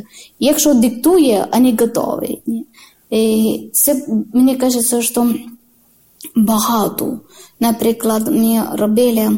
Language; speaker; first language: Ukrainian; non-native, learner; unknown